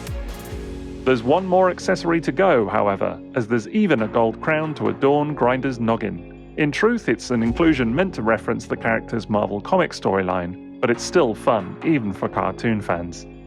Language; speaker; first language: English; native; English